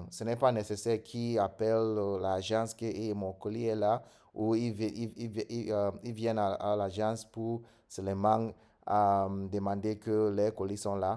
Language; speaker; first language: French; non-native, fluent; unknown